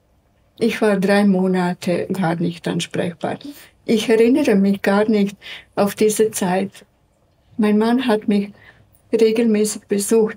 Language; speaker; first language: German; non-native, fluent; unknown